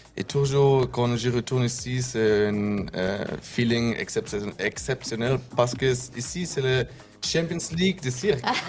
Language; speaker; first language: French; non-native, learner; German